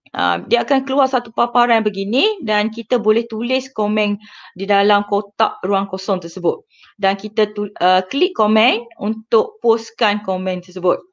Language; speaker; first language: Malay; native; Malay